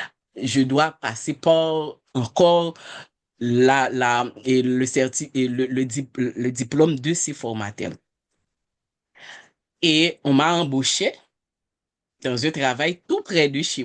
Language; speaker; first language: French; non-native, local second language; Haitian Creole